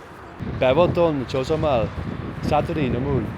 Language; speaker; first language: Korean; non-native, learner; Dutch